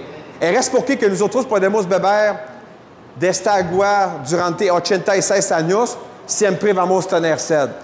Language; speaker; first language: Spanish; non-native, fluent; French